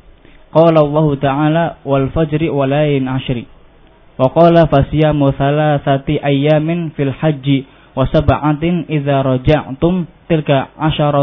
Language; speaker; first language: Arabic; non-native, fluent; Indonesian